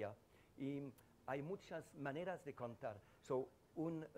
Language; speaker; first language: Spanish; non-native, fluent; French